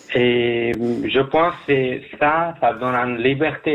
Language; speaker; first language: French; non-native, fluent; Persian